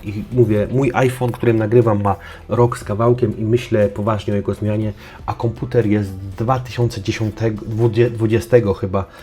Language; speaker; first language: Polish; native; Polish